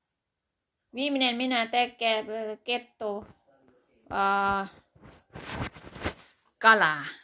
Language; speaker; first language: Finnish; non-native, learner; Thai